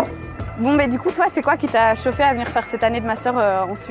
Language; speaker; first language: French; native; French